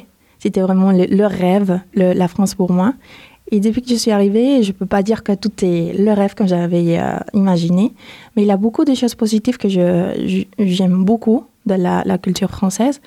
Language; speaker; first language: French; non-native, fluent; Spanish